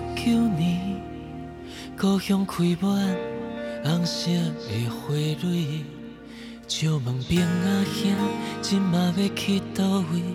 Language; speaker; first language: Chinese; non-native, local second language; Min Nan Chinese